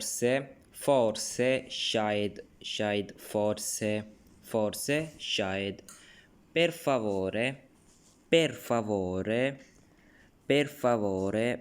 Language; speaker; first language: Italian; non-native, learner; Urdu